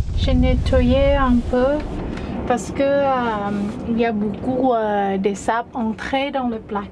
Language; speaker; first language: French; non-native, learner; Thai